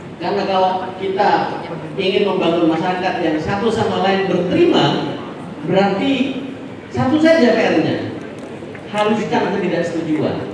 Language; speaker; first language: Indonesian; non-native, local second language; Madurese